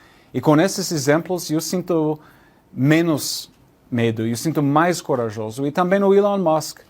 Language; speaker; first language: Portuguese; non-native, learner; English